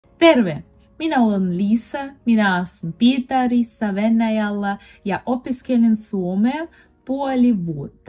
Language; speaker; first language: Finnish; non-native, learner; Russian